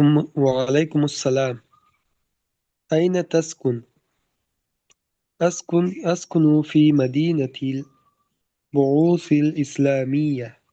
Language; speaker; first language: Arabic; non-native, learner; Bangla